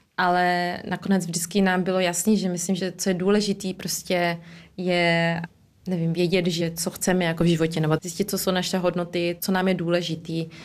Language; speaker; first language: Czech; early bilingual, heritage; Czech